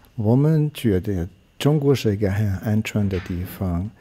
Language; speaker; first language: Chinese; non-native, learner; Portuguese